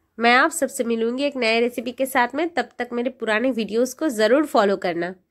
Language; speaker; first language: Hindi; non-native, local second language; Bangla